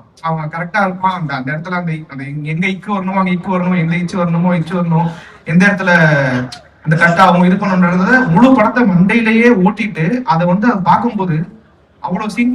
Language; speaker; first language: Tamil; native; Tamil